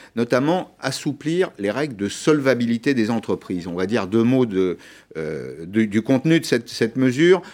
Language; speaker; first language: French; native; French